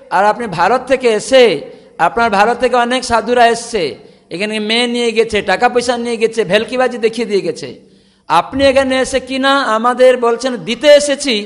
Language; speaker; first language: Bangla; non-native, fluent; Odia